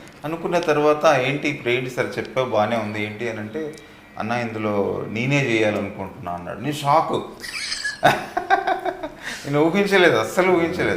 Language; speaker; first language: Telugu; native; Telugu